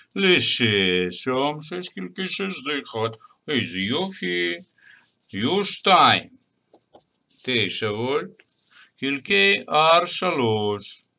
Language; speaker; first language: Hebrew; non-native, fluent; Russian